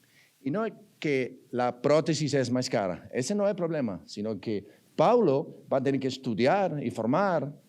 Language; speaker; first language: Portuguese; non-native, learner; Spanish